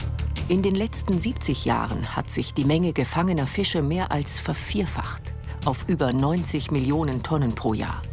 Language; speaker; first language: German; native; German